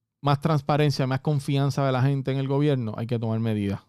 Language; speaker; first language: Spanish; native; Spanish